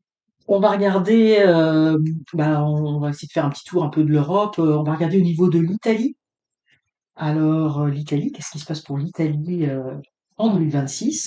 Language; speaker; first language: French; native; French